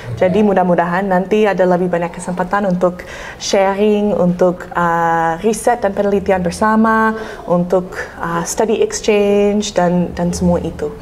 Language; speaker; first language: Indonesian; non-native, fluent; English